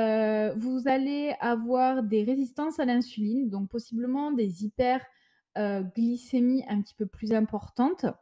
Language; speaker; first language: French; native; French